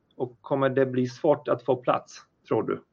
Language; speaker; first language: Swedish; non-native, fluent; Polish